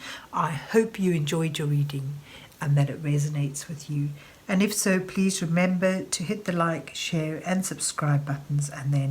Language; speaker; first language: English; native; English